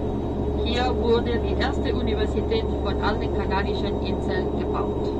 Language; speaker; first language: German; non-native, fluent; Spanish